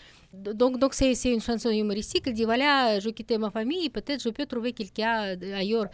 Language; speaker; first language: French; non-native, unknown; Russian